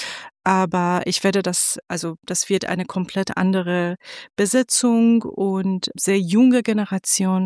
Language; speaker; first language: German; non-native, fluent; Persian